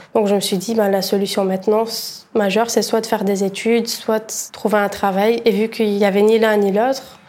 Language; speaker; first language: French; early bilingual, other home language; Bulgarian